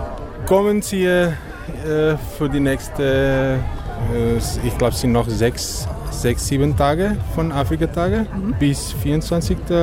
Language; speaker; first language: German; non-native, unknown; Portuguese